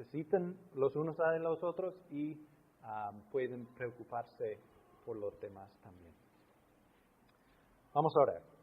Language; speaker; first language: Spanish; non-native, fluent; English